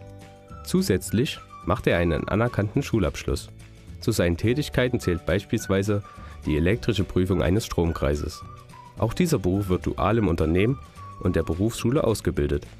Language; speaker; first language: German; native; German